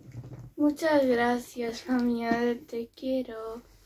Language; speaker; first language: Spanish; early bilingual, other home language; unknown